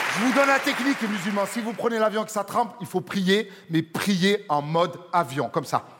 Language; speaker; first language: French; native; French